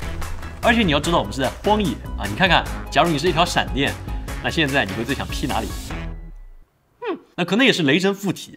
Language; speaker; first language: Chinese; native; Chinese